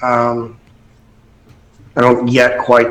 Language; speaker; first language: English; native; English